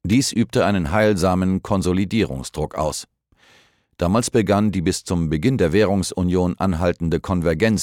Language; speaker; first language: German; native; German